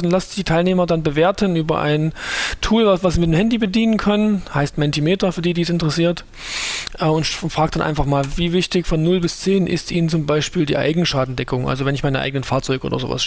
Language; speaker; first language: German; native; German